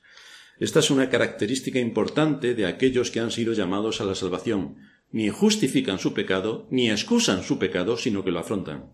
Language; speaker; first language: Spanish; native; Spanish